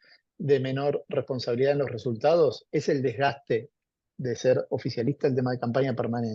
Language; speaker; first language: Spanish; native; Spanish